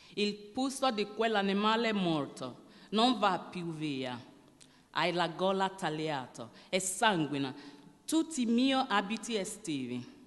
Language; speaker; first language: Italian; non-native, learner; Yoruba